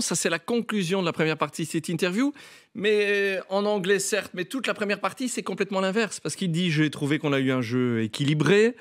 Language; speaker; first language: French; native; French